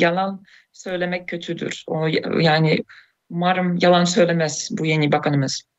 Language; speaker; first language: Turkish; non-native, fluent; Russian